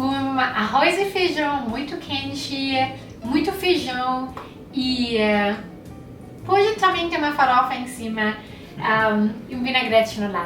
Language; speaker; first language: Portuguese; non-native, fluent; German